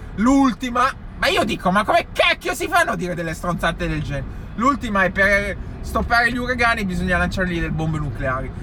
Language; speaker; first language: Italian; native; Italian